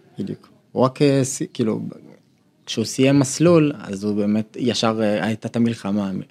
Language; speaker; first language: Hebrew; early bilingual, other home language; Amharic